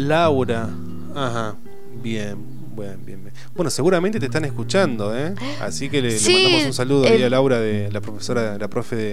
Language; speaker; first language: Spanish; native; Spanish